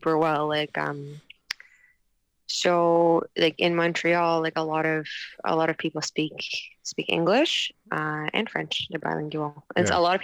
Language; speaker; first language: English; native; English